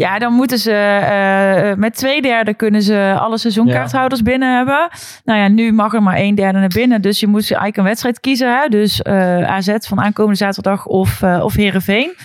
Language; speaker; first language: Dutch; native; Dutch